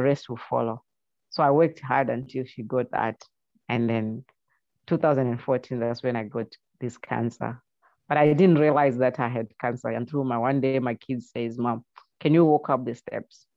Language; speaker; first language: English; non-native, local second language; Shona